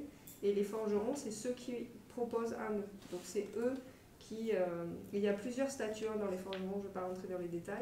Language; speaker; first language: French; native; French